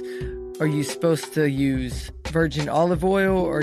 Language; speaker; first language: English; native; English